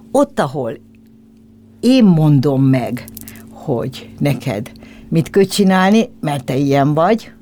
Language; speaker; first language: Hungarian; native; Hungarian